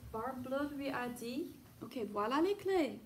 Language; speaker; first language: French; non-native, fluent; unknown